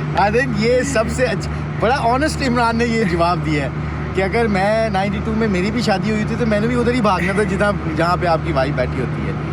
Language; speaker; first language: Urdu; non-native, local second language; Punjabi